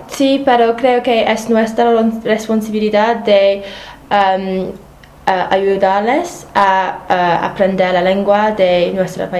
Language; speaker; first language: Spanish; non-native, fluent; English